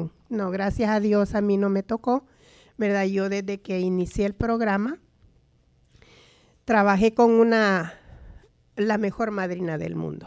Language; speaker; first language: Spanish; native; Spanish